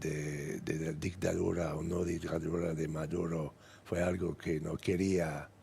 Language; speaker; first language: Spanish; non-native, fluent; English